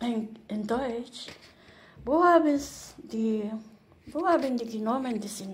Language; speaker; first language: German; non-native, learner; Filipino